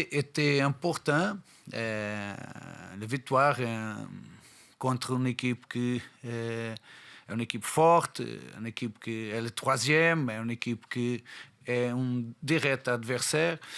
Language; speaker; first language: French; non-native, fluent; Portuguese